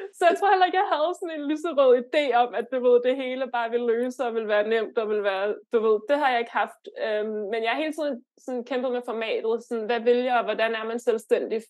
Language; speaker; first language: Danish; early bilingual, other home language; Lithuanian